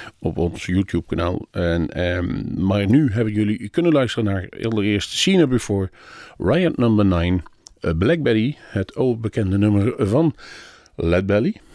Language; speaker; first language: Dutch; native; Dutch